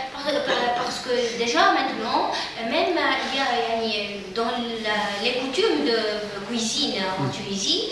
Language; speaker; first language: French; non-native, learner; Arabic